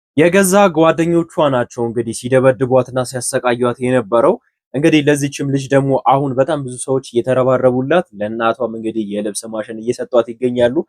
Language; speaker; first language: Amharic; native; Amharic